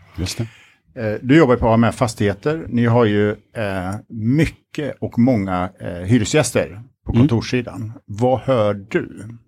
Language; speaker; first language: Swedish; native; Swedish